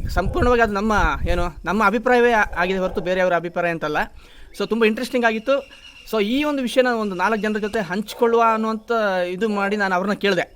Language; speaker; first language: Kannada; native; Kannada